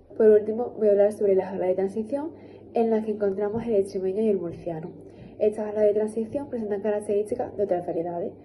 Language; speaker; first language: Spanish; native; Spanish